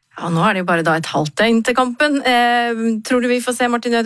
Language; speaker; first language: Norwegian; native; Norwegian